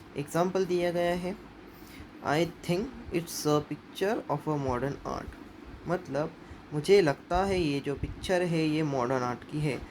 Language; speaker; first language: Hindi; non-native, local second language; Marathi